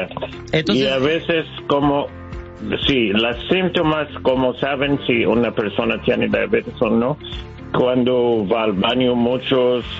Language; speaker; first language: Spanish; non-native, learner; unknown